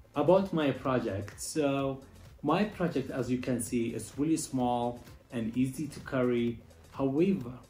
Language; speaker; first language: English; non-native, learner; Arabic